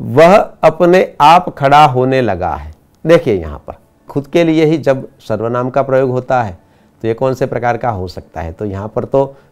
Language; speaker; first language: Hindi; non-native, local second language; Gujarati